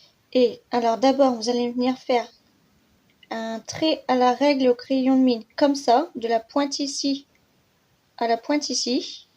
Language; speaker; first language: French; native; French